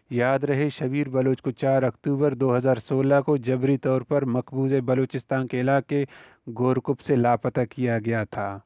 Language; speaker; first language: Urdu; non-native, local second language; Baluchi